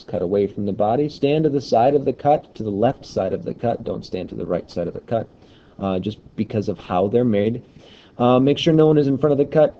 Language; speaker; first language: English; native; English